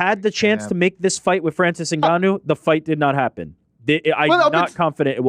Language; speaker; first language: English; native; English